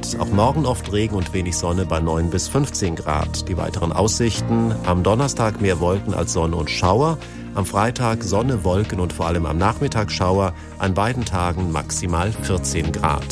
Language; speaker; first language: German; native; German